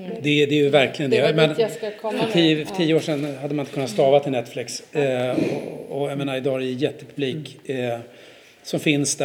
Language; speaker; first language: Swedish; native; Swedish